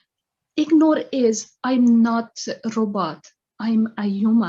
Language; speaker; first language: English; non-native, learner; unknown